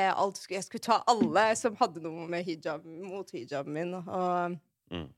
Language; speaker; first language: Norwegian; early bilingual, other home language; Arabic